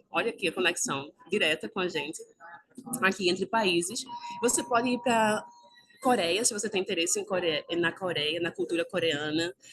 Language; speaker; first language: Portuguese; native; Portuguese